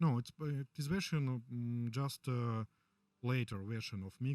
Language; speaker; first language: English; non-native, learner; Russian